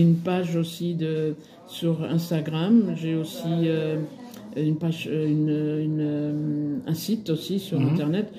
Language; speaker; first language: French; early bilingual, other home language; Spanish